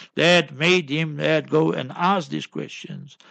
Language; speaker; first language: English; native; English